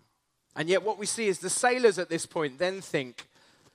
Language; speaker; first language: English; native; English